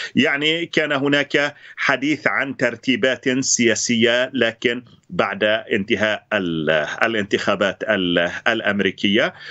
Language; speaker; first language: Arabic; native; Arabic